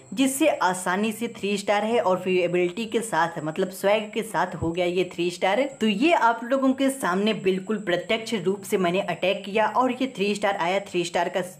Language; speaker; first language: Hindi; native; Hindi